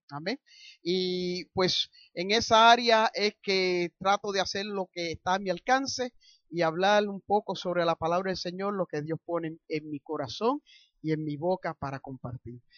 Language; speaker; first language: Spanish; early bilingual, heritage; Spanish